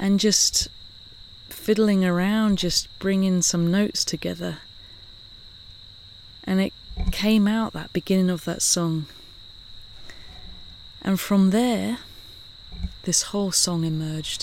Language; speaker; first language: English; native; English